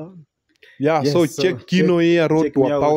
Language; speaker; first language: English; non-native, local second language; Luo (Kenya and Tanzania)